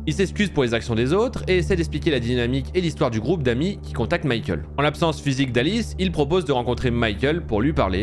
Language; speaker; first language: French; native; French